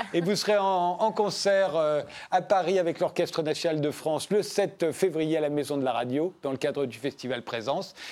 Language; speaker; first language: French; native; French